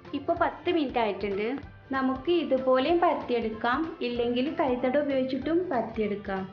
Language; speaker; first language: Malayalam; native; Malayalam